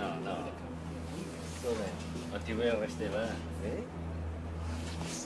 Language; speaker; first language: French; non-native, fluent; Italian